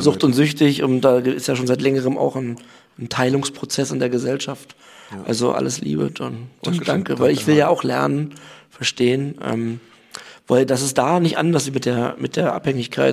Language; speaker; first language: German; native; German